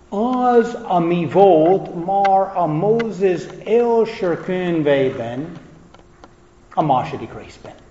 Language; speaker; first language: Hungarian; non-native, fluent; English